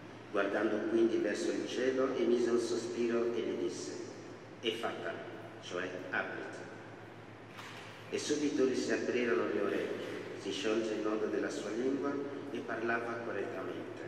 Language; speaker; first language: Italian; non-native, fluent; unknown